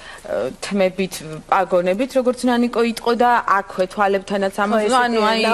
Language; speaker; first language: Georgian; native; Georgian